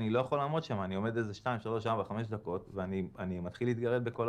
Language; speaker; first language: Hebrew; native; Hebrew